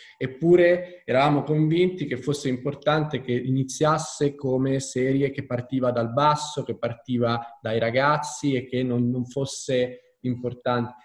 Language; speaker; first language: Italian; native; Italian